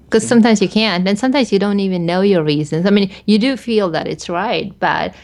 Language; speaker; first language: English; early bilingual, other home language; Hungarian